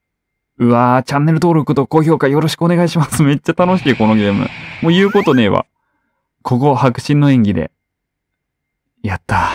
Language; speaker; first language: Japanese; native; Japanese